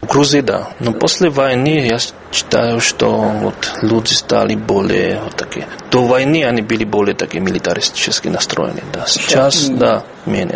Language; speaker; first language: Russian; non-native, fluent; Georgian